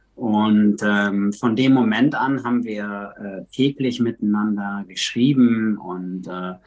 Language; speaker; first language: German; native; German